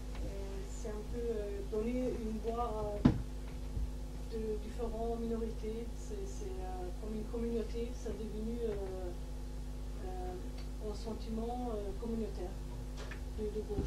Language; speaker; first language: French; non-native, fluent; German